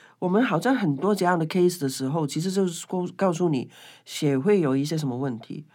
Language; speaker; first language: Chinese; non-native, local second language; Cantonese